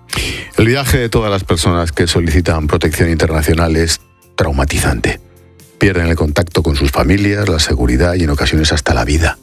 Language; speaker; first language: Spanish; native; Spanish